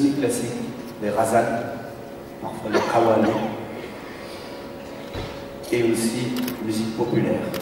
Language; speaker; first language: French; non-native, fluent; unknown